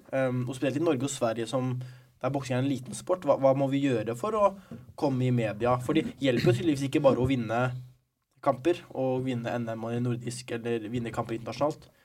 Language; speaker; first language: Norwegian; early bilingual, other home language; Arabic